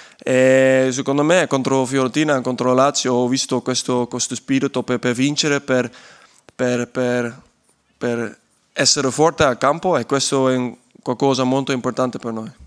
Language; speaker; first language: Italian; non-native, learner; Dutch